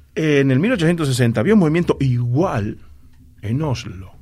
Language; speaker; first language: Spanish; native; Spanish